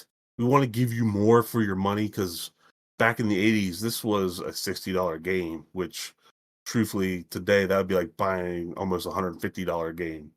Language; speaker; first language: English; native; English